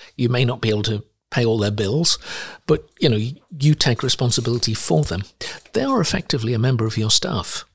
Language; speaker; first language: English; native; English